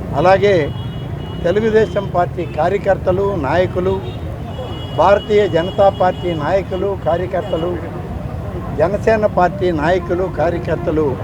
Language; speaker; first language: Telugu; native; Telugu